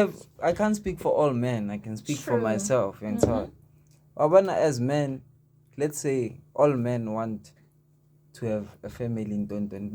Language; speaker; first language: English; non-native, local second language; Zulu